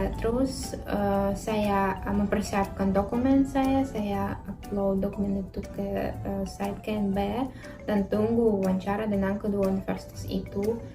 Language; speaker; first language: Indonesian; non-native, fluent; Russian